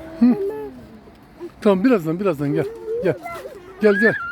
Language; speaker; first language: Turkish; native; Turkish